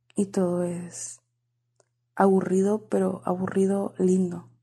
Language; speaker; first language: Spanish; native; Spanish